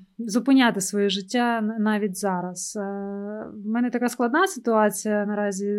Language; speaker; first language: Ukrainian; non-native, local second language; Russian